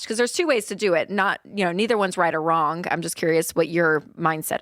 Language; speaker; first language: English; native; English